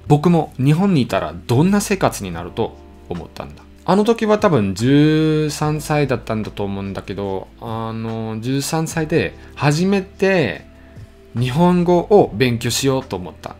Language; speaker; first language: Japanese; non-native, learner; German